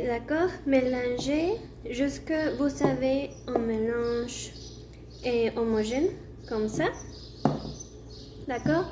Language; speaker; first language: French; non-native, learner; Spanish